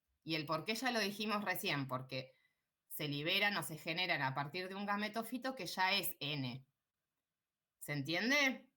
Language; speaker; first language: Spanish; native; Spanish